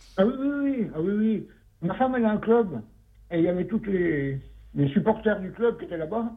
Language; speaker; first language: French; native; French